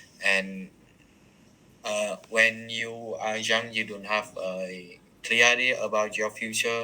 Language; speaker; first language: English; non-native, learner; Vietnamese